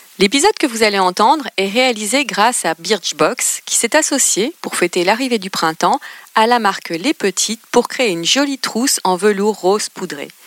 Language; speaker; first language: French; native; French